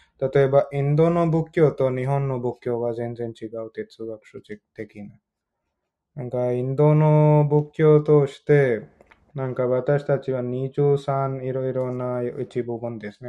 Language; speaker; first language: Japanese; non-native, learner; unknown